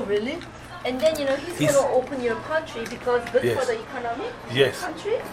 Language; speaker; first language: English; non-native, learner; Korean